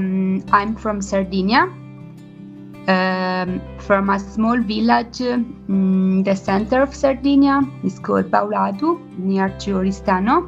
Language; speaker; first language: English; non-native, learner; Italian